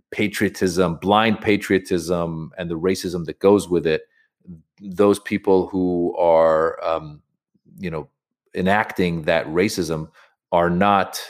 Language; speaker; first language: English; native; English